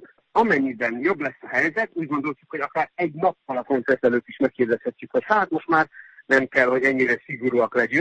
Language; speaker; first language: Hungarian; native; Hungarian